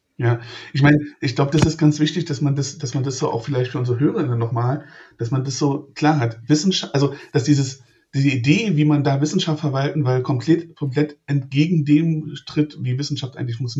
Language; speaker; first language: German; native; German